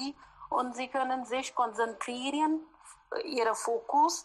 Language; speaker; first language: German; non-native, learner; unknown